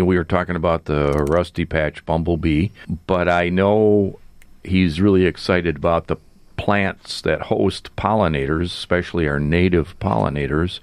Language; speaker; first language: English; native; English